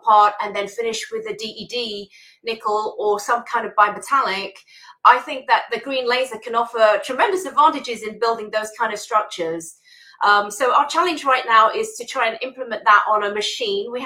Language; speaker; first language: English; native; English